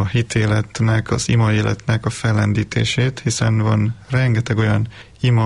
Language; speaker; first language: Hungarian; native; Hungarian